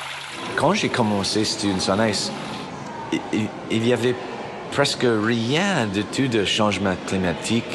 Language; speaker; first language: French; non-native, learner; English